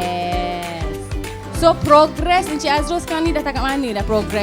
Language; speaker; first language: Malay; native; Malay